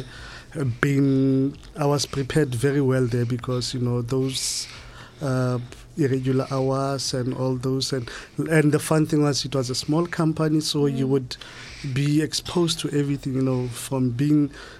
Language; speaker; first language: English; non-native, local second language; Southern Sotho